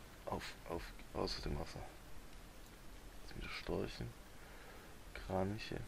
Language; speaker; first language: German; native; German